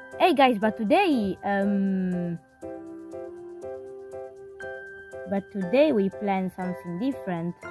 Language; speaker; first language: English; non-native, learner; Italian